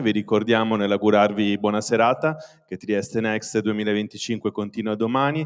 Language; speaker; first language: Italian; native; Italian